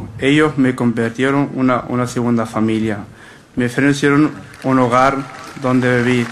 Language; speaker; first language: Spanish; non-native, fluent; Arabic